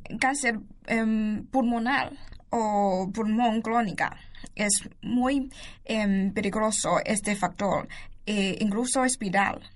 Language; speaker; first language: Spanish; non-native, learner; Chinese